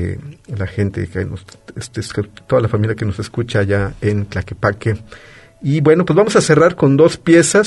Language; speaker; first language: Spanish; native; Spanish